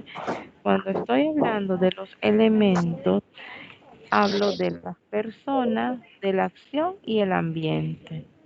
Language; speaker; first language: Spanish; native; Spanish